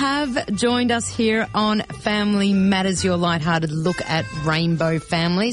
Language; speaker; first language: English; early bilingual, other home language; Greek